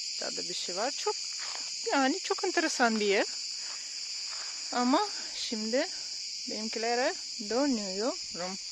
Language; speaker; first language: Turkish; non-native, learner; Russian